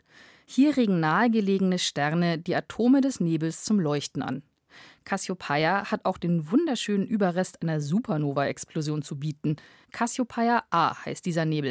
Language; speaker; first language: German; native; German